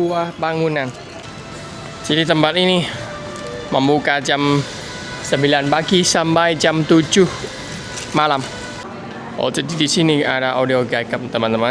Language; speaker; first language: Indonesian; non-native, fluent; Vietnamese